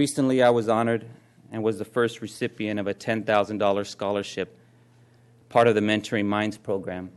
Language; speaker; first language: English; native; English